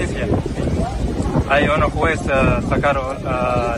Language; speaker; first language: Spanish; non-native, learner; Arabic